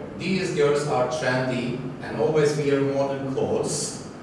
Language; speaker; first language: English; non-native, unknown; Turkish